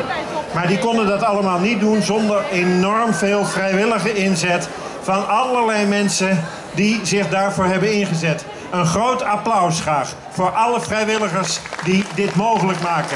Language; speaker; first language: Dutch; native; Dutch